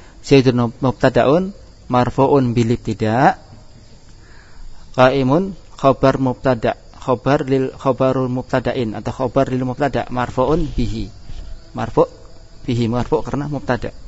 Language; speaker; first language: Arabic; non-native, fluent; Indonesian